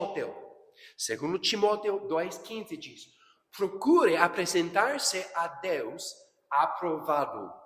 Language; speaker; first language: Portuguese; non-native, fluent; English